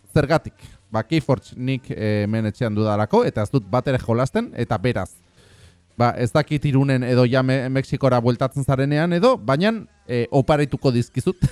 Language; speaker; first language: Basque; non-native, local second language; Spanish